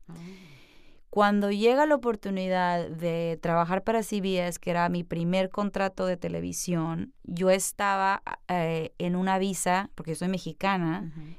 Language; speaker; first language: Spanish; native; Spanish